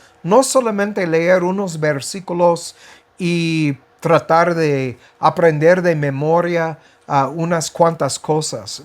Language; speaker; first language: Spanish; non-native, fluent; English